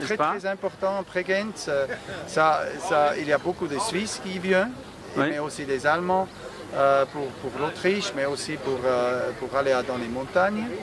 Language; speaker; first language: French; non-native, local second language; German